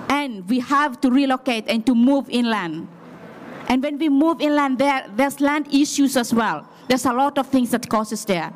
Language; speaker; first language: English; non-native, fluent; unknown